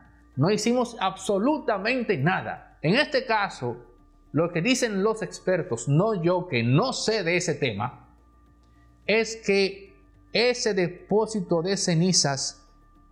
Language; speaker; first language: Spanish; native; Spanish